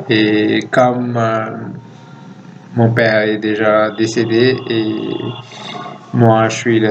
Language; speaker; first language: French; non-native, fluent; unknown